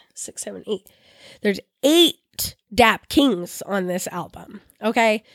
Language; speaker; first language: English; native; English